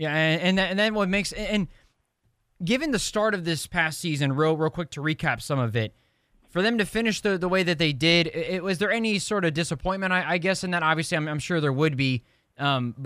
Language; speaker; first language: English; native; English